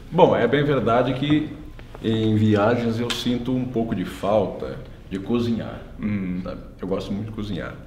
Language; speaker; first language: Portuguese; native; Portuguese